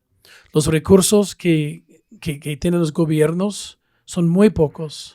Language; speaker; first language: Spanish; non-native, fluent; English